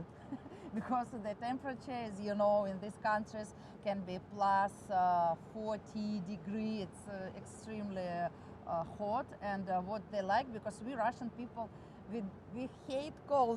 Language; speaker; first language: English; non-native, fluent; Russian